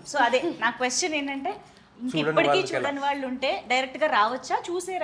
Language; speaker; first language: Telugu; native; Telugu